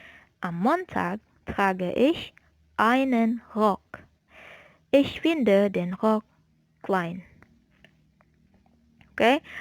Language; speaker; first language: German; non-native, fluent; Indonesian